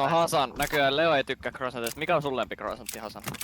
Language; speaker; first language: Finnish; native; Finnish